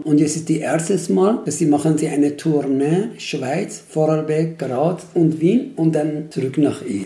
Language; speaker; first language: German; non-native, fluent; Persian